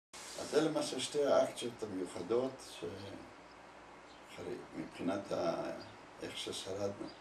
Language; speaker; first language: Hebrew; early bilingual, other home language; Polish